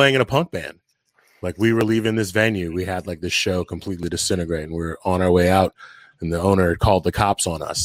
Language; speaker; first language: English; native; English